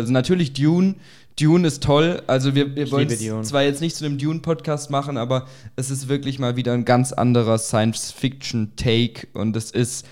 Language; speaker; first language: German; native; German